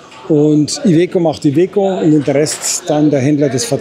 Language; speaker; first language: German; native; German